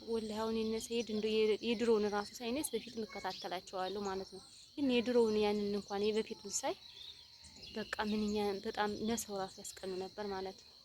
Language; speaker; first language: Amharic; native; Amharic